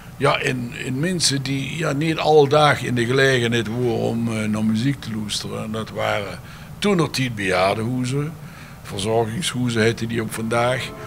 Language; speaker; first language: Dutch; native; Dutch